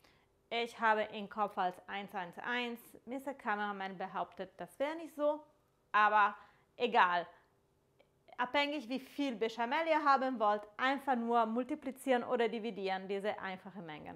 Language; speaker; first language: German; non-native, fluent; Italian